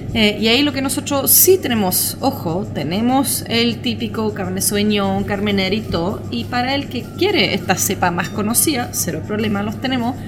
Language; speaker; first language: Spanish; non-native, fluent; French